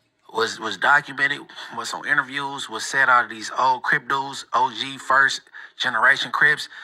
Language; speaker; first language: English; native; English